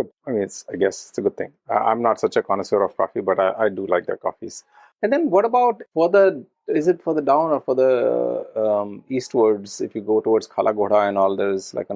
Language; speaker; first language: English; non-native, local second language; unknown